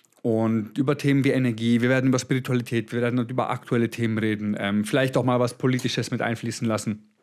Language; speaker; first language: German; early bilingual, other home language; Croatian